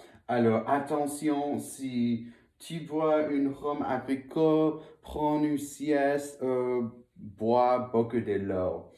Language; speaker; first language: French; non-native, learner; English